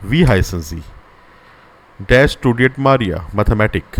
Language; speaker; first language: German; non-native, learner; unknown